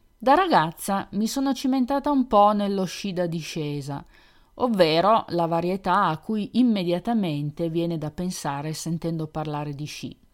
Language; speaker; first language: Italian; native; Italian